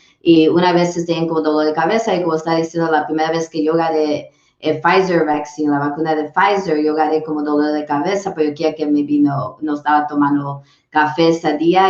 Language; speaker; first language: Spanish; early bilingual, heritage; English